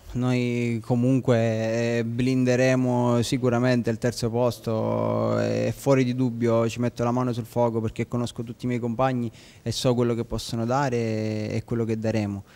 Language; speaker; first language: Italian; native; Italian